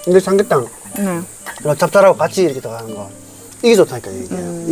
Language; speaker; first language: Korean; native; Korean